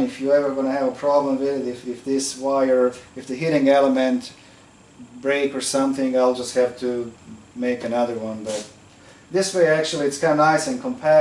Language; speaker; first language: English; non-native, fluent; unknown